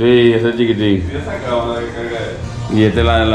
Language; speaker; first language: Spanish; native; Spanish